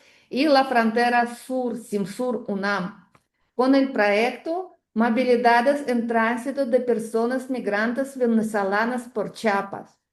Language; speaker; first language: Spanish; non-native, fluent; Russian